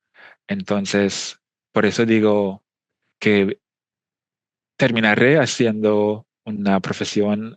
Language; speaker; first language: Spanish; non-native, fluent; English